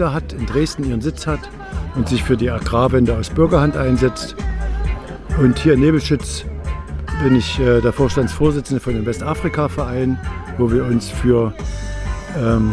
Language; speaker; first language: German; native; German